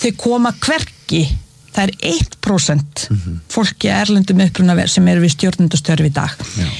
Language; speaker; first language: Icelandic; non-native, fluent; Bosnian